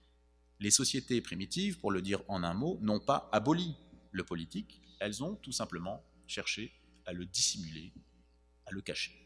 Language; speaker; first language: French; native; French